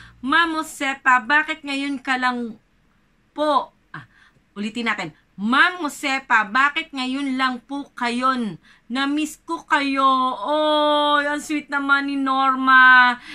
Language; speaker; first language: Filipino; native; Filipino